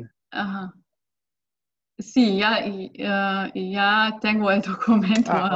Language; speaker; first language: Spanish; non-native, fluent; German